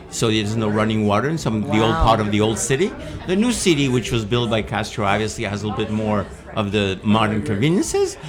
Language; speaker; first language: English; non-native, fluent; Spanish